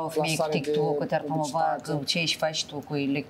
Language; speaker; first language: Romanian; native; Romanian